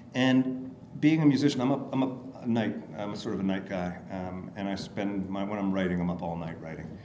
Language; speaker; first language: English; native; English